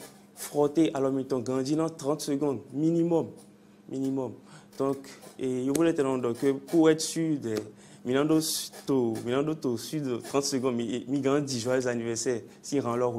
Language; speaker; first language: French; non-native, local second language; Fon